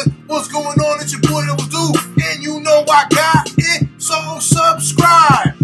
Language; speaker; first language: English; native; English